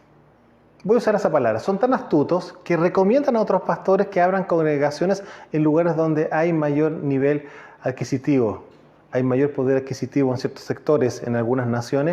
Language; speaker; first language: Spanish; native; Spanish